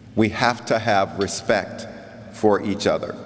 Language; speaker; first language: English; native; English